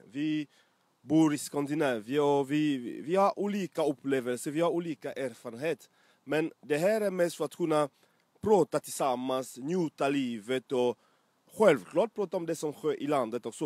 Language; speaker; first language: Swedish; non-native, fluent; French